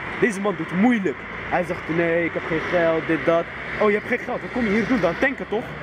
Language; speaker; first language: Dutch; early bilingual, other home language; Riffian